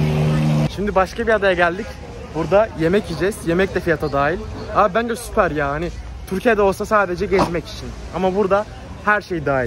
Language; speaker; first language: Turkish; native; Turkish